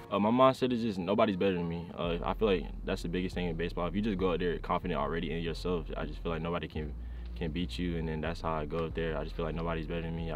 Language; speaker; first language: English; native; English